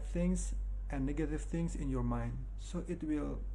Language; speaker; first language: English; non-native, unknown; Indonesian